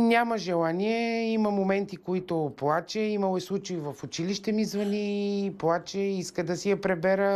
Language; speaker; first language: Bulgarian; native; Bulgarian